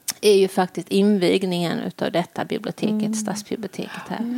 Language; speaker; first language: Swedish; native; Swedish